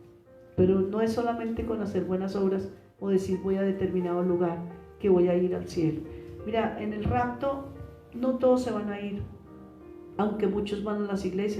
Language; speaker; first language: Spanish; native; Spanish